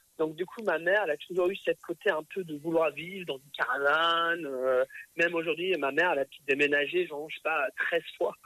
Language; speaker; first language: French; early bilingual, other home language; English